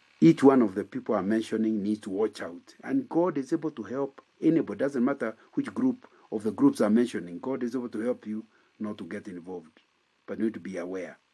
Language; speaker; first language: English; non-native, local second language; Kikuyu